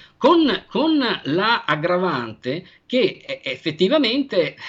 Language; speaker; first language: Italian; native; Italian